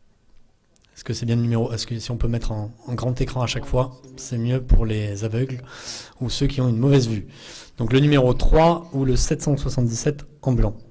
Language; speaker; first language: French; native; French